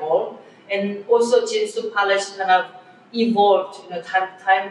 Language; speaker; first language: English; non-native, fluent; Korean